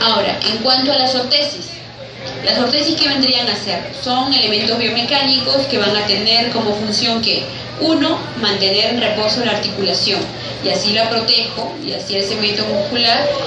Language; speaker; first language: Spanish; native; Spanish